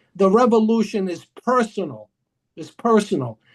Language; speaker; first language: English; early bilingual, other home language; Greek